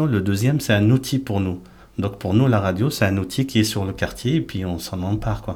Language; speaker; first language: French; native; French